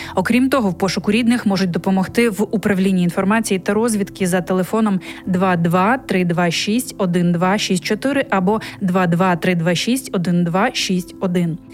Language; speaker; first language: Ukrainian; native; Ukrainian